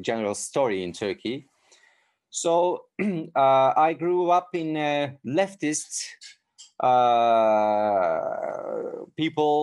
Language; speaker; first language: English; non-native, fluent; Turkish